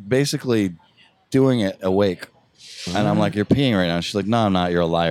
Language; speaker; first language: English; native; English